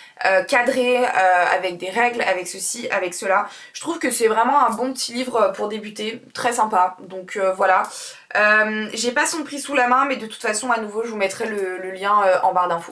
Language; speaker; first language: French; native; French